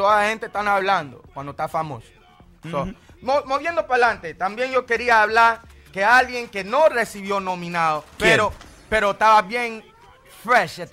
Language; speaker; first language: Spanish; early bilingual, heritage; Spanish